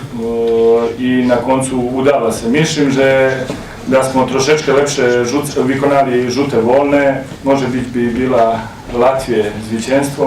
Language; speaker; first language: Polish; non-native, learner; Serbian